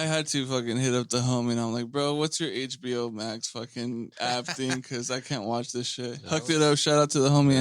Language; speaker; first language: English; native; English